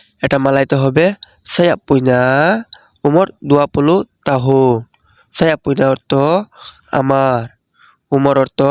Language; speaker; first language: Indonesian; non-native, learner; Bangla